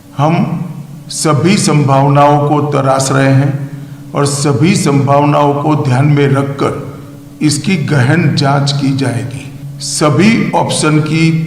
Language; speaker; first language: Hindi; non-native, local second language; Gujarati